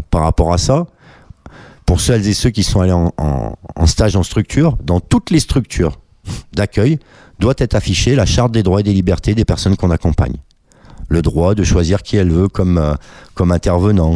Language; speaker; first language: French; native; French